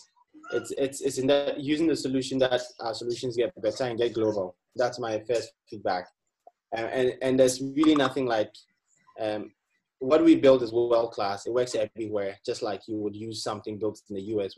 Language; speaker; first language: English; non-native, local second language; Akan